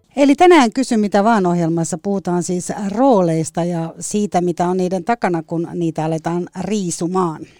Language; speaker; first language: Finnish; native; Finnish